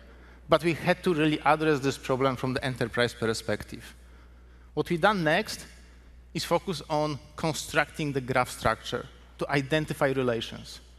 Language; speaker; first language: English; non-native, fluent; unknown